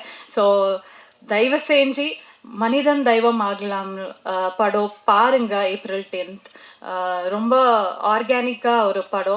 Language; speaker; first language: Tamil; non-native, local second language; Kannada